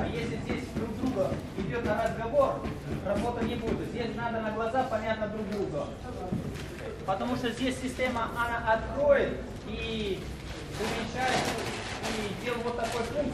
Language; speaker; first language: Russian; non-native, learner; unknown